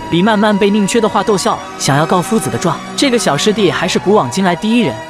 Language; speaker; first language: Chinese; native; Chinese